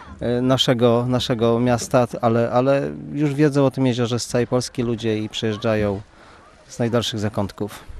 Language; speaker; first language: Polish; native; Polish